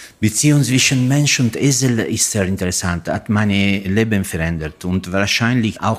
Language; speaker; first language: German; non-native, learner; Italian